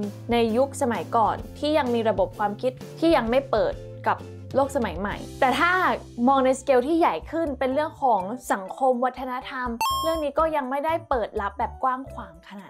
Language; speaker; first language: Thai; native; Thai